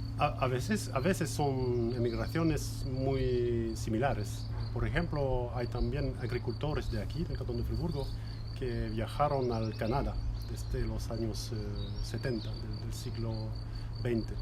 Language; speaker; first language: Spanish; non-native, fluent; French